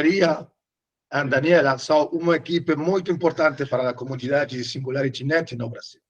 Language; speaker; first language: Portuguese; non-native, learner; Spanish